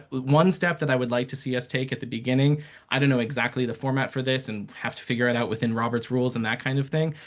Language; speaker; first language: English; early bilingual, other home language; Persian